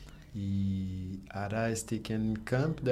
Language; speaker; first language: Catalan; non-native, learner; Portuguese